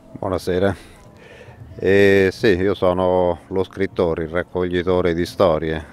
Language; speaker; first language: Italian; native; Italian